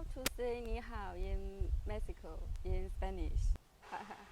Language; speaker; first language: English; non-native, learner; Chinese